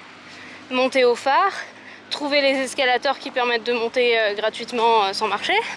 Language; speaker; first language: French; native; French